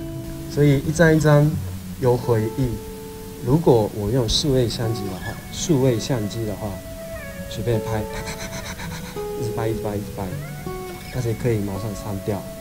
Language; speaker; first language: Chinese; non-native, fluent; Japanese